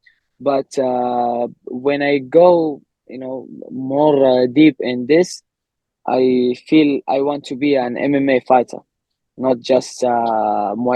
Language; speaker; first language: English; non-native, learner; Arabic